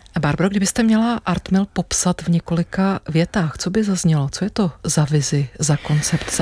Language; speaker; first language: Czech; native; Czech